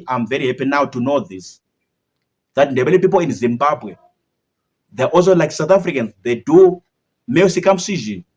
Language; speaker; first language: English; non-native, local second language; Shona